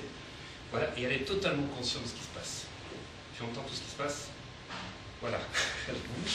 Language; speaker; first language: French; native; French